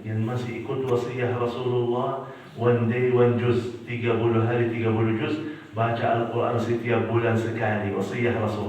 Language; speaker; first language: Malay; non-native, fluent; Arabic